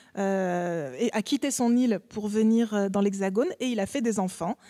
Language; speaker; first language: French; native; French